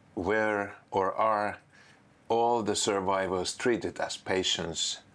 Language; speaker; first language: English; non-native, fluent; Finnish